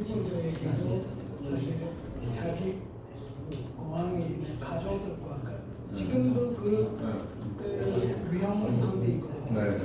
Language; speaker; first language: Korean; non-native, learner; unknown